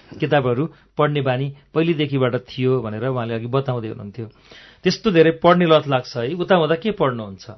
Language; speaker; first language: Nepali; native; Nepali